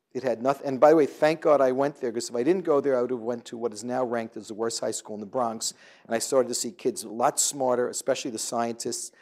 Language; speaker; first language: English; native; English